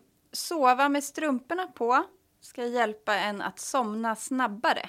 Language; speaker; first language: Swedish; native; Swedish